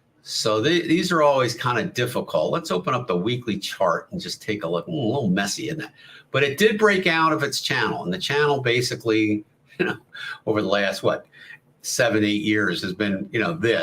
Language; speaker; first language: English; native; English